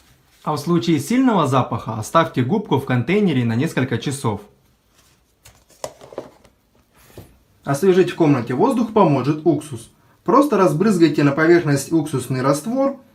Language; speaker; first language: Russian; native; Russian